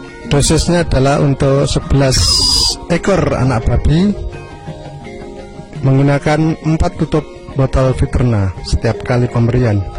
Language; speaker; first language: Indonesian; native; Indonesian